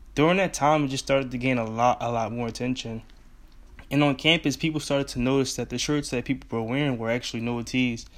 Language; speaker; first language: English; native; English